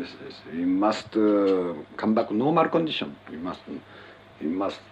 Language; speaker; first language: English; non-native, learner; Japanese